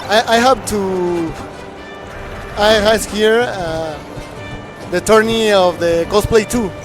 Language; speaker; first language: English; non-native, learner; Spanish